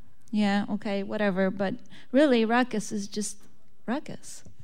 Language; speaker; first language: English; early bilingual, other home language; Polish